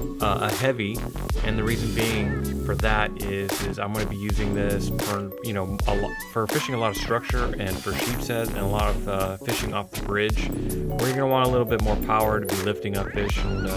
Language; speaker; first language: English; native; English